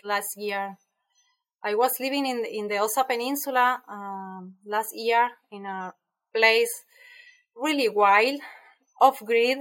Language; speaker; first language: English; non-native, fluent; Spanish